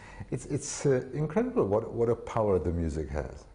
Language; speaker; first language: English; non-native, fluent; Czech